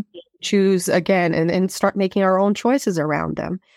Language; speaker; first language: English; non-native, fluent; Portuguese